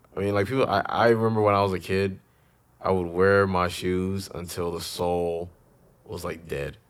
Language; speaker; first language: English; native; English